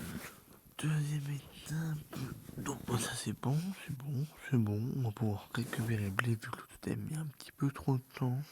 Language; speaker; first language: French; native; French